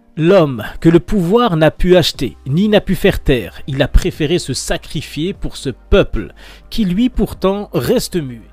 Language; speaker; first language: French; non-native, local second language; Arabic